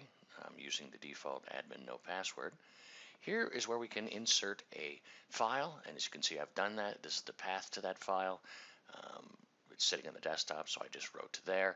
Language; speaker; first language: English; native; English